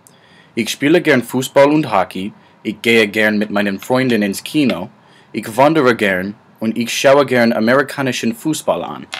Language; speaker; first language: German; non-native, learner; English